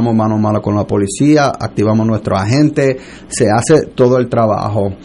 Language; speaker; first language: Spanish; early bilingual, heritage; Spanish